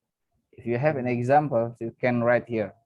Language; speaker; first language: English; non-native, fluent; Indonesian